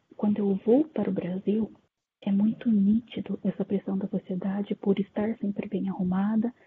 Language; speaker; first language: Portuguese; native; Portuguese